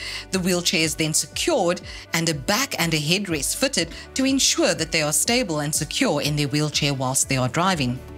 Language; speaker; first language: English; native; English